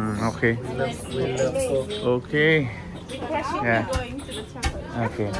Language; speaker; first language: English; non-native, local second language; Cebuano